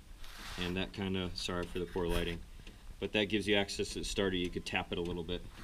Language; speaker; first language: English; native; English